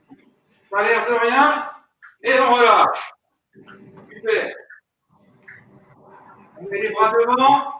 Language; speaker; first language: French; native; French